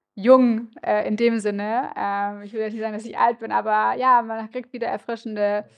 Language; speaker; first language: German; native; German